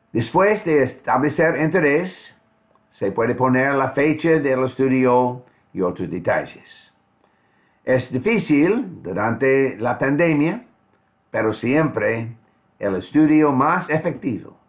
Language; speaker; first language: Spanish; non-native, fluent; English